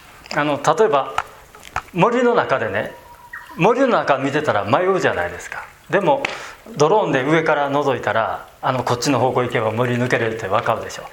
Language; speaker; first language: Japanese; native; Japanese